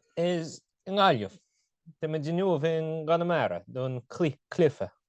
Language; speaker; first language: Irish; non-native, local second language; English